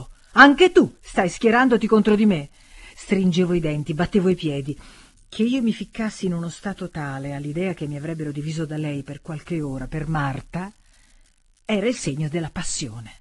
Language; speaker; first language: Italian; native; Italian